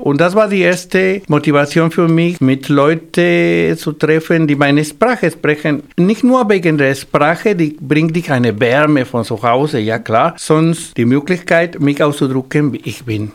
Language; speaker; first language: German; non-native, fluent; Spanish